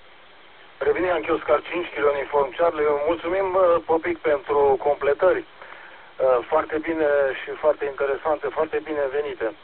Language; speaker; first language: Romanian; native; Romanian